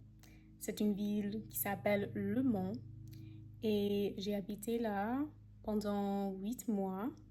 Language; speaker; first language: French; non-native, fluent; English